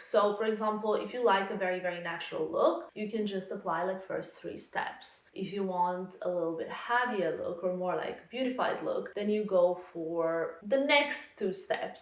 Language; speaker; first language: English; non-native, fluent; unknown